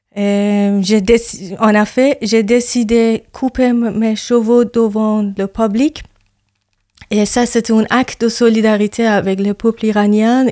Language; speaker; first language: French; non-native, learner; Persian